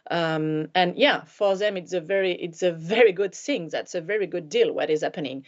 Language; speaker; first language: English; non-native, fluent; French